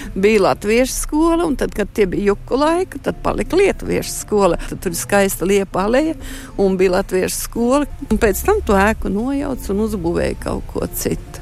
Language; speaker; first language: Latvian; early bilingual, heritage; Latvian